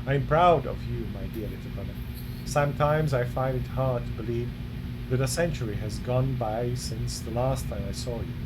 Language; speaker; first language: English; non-native, fluent; Slovak